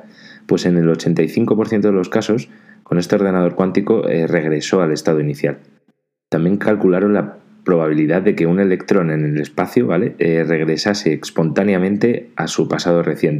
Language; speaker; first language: Spanish; native; Spanish